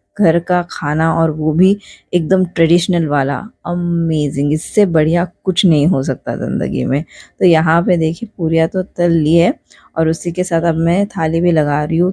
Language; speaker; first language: Hindi; non-native, local second language; Marathi